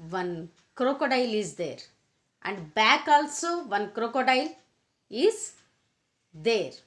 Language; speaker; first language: English; non-native, local second language; Telugu